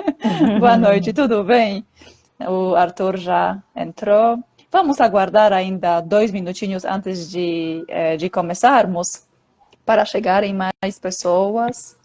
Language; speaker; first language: Portuguese; non-native, fluent; Polish